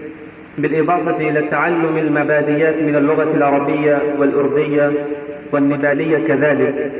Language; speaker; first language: Arabic; non-native, fluent; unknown